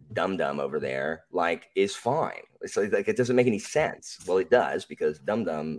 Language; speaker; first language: English; native; English